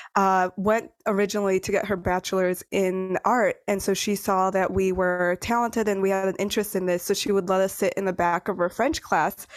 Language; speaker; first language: English; early bilingual, other home language; Spanish